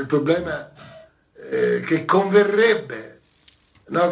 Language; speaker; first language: Italian; native; Italian